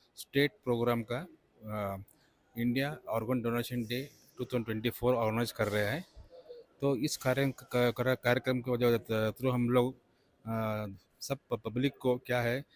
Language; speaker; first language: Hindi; non-native, local second language; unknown